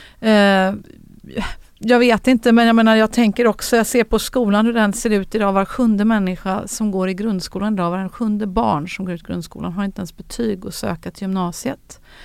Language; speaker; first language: Swedish; native; Swedish